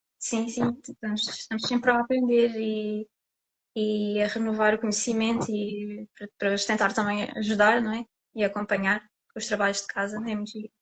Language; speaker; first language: Portuguese; native; Portuguese